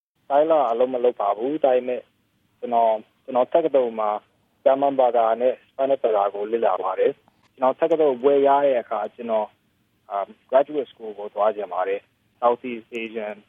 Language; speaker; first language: Burmese; non-native, learner; English